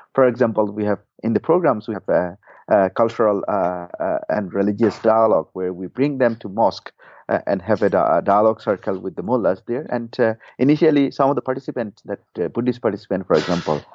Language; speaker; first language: English; non-native, fluent; Burmese